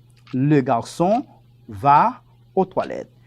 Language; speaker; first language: French; non-native, fluent; Spanish